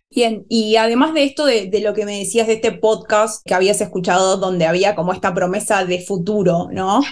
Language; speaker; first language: Spanish; native; Spanish